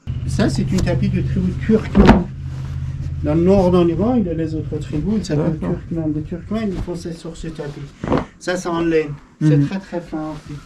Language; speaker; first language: French; non-native, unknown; Persian